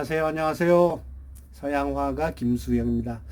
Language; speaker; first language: Korean; native; Korean